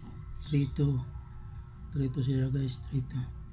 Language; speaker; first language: Filipino; non-native, local second language; Bikol